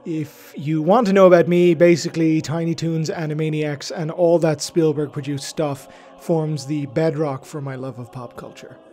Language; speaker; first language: English; native; English